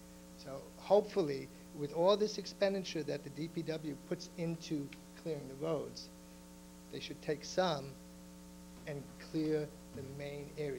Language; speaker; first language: English; native; English